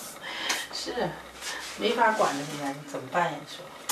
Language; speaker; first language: Chinese; native; Chinese